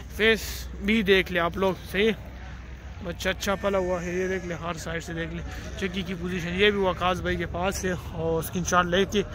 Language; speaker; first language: Urdu; non-native, local second language; Pashto